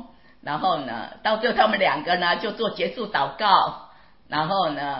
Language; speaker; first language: Chinese; native; Chinese